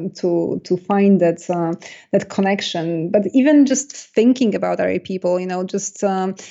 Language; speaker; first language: English; non-native, fluent; Polish